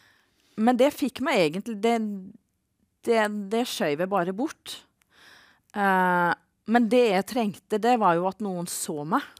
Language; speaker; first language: Norwegian; native; Norwegian